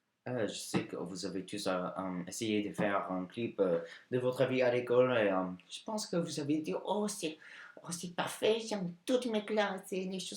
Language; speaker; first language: French; non-native, learner; English